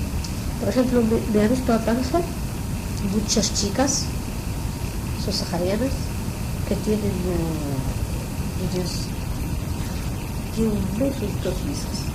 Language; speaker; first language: Spanish; non-native, learner; Arabic